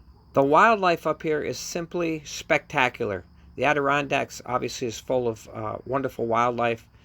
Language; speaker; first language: English; native; English